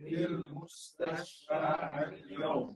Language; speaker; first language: Arabic; non-native, learner; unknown